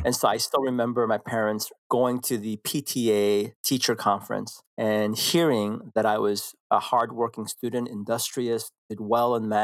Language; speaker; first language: English; early bilingual, other home language; Korean